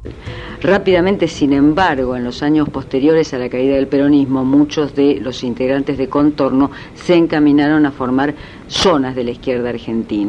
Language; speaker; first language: Spanish; native; Spanish